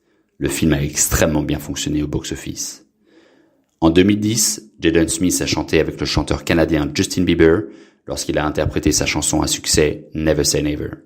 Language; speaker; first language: French; non-native, local second language; Haitian Creole